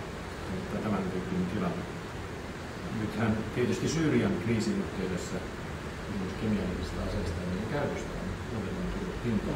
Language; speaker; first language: Finnish; native; Finnish